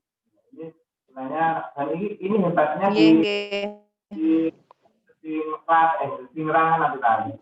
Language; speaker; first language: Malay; non-native, local second language; Javanese